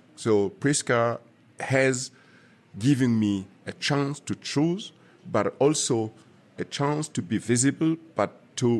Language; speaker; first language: English; non-native, fluent; Mossi